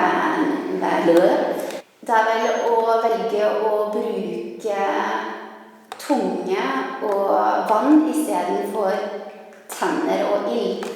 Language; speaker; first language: Norwegian; early bilingual, other home language; Vietnamese